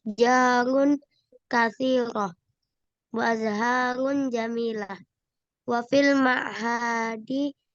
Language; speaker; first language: Arabic; non-native, learner; Indonesian